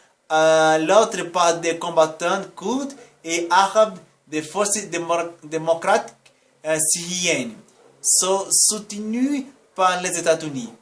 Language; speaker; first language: French; non-native, learner; Portuguese